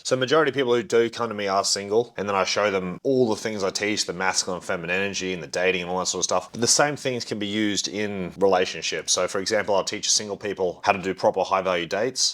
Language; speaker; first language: English; native; English